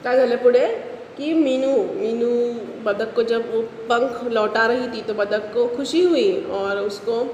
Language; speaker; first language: Hindi; non-native, local second language; Marathi